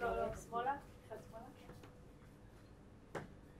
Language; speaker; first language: Hebrew; native; Hebrew